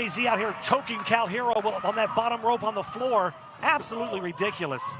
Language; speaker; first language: English; native; English